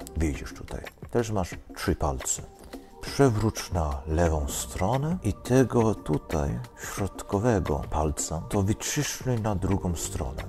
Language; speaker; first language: Polish; early bilingual, heritage; Polish